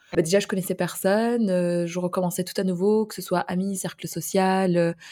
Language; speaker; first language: French; non-native, fluent; Arabic